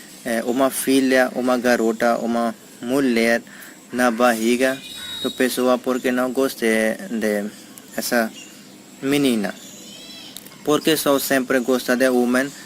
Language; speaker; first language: Portuguese; non-native, learner; Hindi